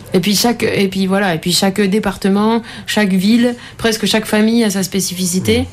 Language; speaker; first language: French; native; French